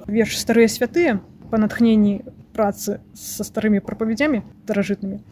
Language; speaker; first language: Belarusian; non-native, local second language; Russian